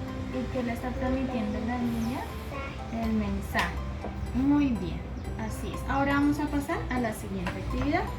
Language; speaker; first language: Spanish; native; Spanish